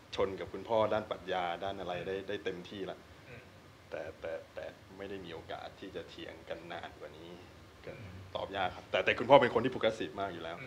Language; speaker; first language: Thai; native; Thai